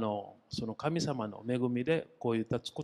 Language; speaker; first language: Japanese; non-native, fluent; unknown